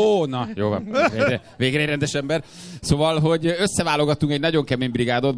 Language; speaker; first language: Hungarian; native; Hungarian